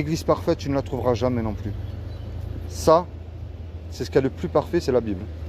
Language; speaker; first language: French; native; French